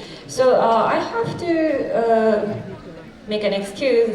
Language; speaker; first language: English; non-native, fluent; Japanese